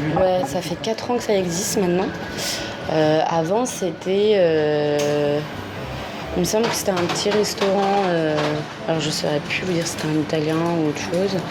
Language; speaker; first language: French; native; French